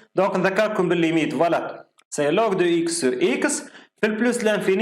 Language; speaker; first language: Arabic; native; Arabic